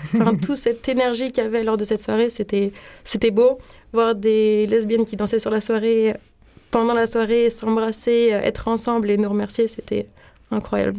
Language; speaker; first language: French; native; French